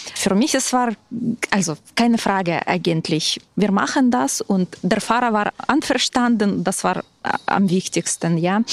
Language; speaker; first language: German; non-native, fluent; Ukrainian